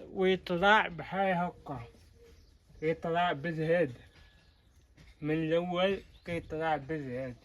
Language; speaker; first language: Arabic; native; Arabic